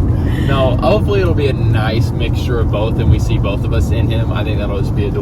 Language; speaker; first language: English; native; English